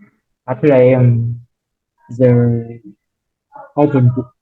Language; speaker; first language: English; non-native, learner; Vietnamese